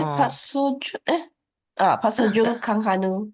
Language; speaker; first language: Korean; non-native, learner; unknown